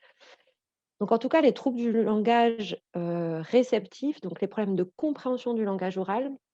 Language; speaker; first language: French; native; French